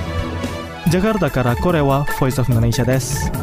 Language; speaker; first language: Japanese; non-native, fluent; Indonesian